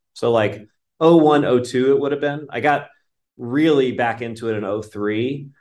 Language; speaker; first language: English; native; English